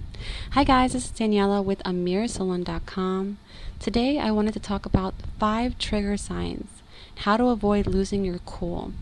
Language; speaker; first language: English; native; English